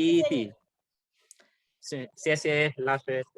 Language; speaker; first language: Chinese; non-native, learner; Nepali